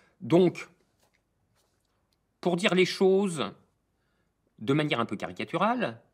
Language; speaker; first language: French; native; French